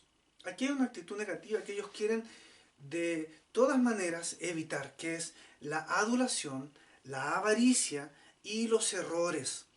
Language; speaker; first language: Spanish; native; Spanish